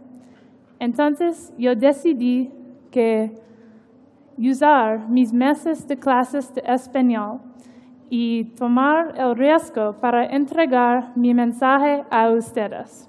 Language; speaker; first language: Spanish; non-native, learner; English